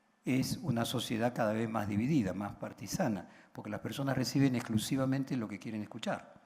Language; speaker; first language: Spanish; native; Spanish